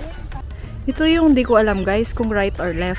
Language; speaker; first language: Filipino; native; Filipino